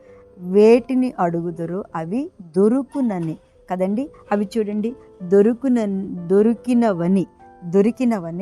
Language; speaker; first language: Telugu; native; Telugu